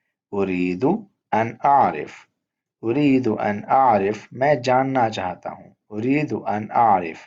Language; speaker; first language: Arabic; non-native, fluent; Urdu